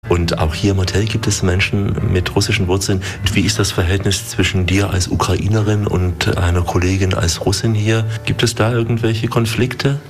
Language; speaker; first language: German; native; German